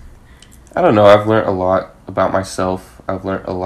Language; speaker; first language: English; native; English